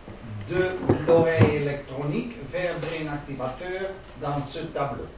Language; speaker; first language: French; non-native, learner; Dutch